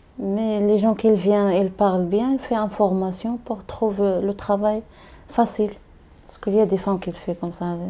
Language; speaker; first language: French; non-native, learner; Arabic